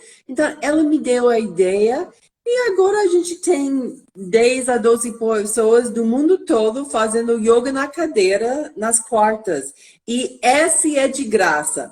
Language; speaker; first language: Portuguese; non-native, fluent; English